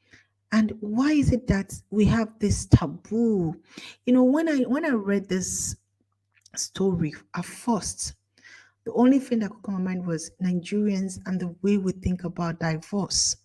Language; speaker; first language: English; non-native, local second language; Igbo